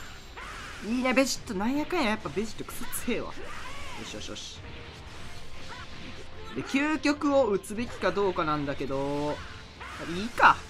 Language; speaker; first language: Japanese; native; Japanese